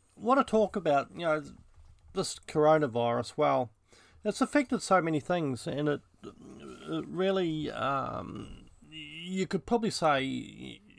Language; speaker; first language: English; native; English